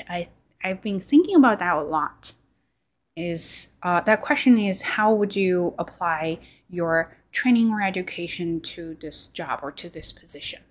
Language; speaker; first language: English; non-native, fluent; Chinese